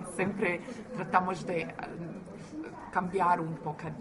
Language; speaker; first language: Portuguese; non-native, learner; Croatian